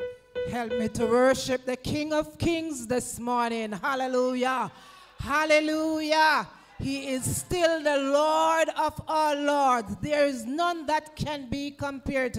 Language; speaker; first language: English; non-native, local second language; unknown